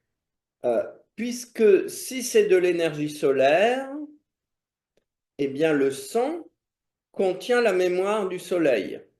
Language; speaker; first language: French; native; French